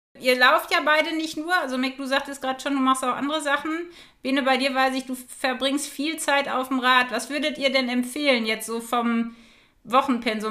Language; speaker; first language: German; native; German